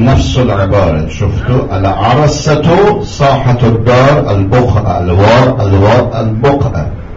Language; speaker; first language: Arabic; non-native, fluent; Persian